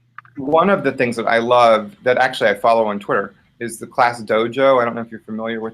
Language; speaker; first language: English; native; English